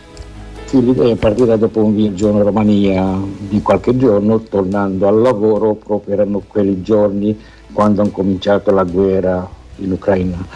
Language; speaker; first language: Italian; non-native, fluent; Romanian